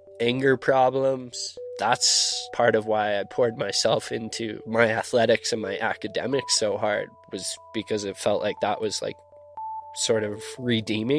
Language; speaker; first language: English; native; English